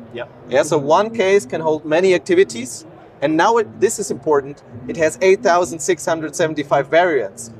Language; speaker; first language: English; non-native, fluent; German